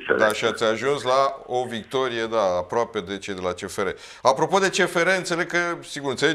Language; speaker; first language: Romanian; native; Romanian